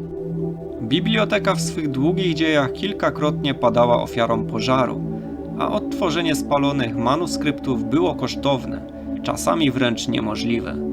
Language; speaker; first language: Polish; native; Polish